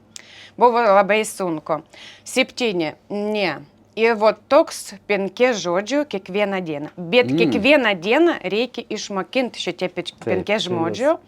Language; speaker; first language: Lithuanian; non-native, learner; Ukrainian